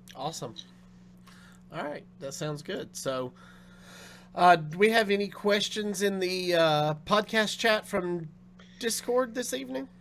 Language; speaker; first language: English; native; English